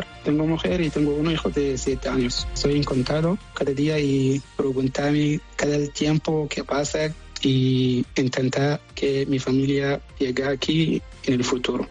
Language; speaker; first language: Spanish; non-native, learner; Arabic